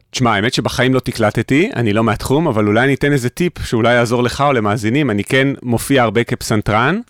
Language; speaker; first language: Hebrew; native; Hebrew